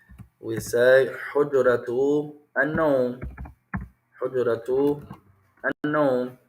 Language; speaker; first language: Arabic; non-native, fluent; English